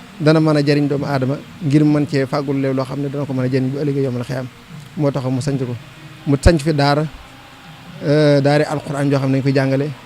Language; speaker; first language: Wolof; native; Wolof